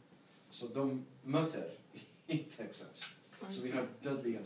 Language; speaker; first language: Swedish; non-native, learner; English